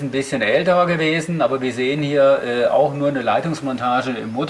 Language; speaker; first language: German; native; German